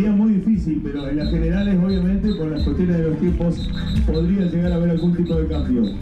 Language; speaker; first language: Spanish; native; Spanish